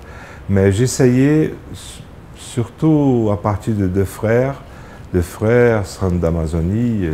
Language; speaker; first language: French; non-native, fluent; Portuguese